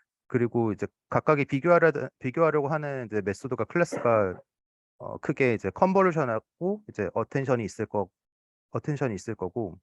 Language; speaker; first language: Korean; native; Korean